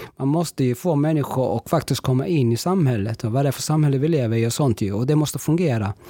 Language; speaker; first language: Swedish; early bilingual, other home language; Spanish